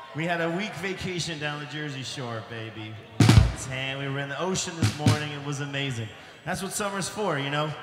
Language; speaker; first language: English; native; English